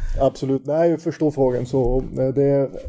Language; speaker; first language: Swedish; non-native, fluent; German